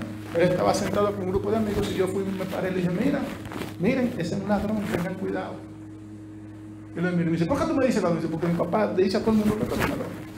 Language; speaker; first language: Spanish; native; Spanish